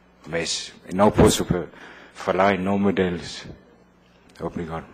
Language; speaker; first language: Portuguese; non-native, fluent; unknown